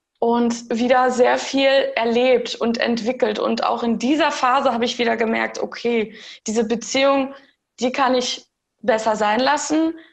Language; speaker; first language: German; early bilingual, heritage; German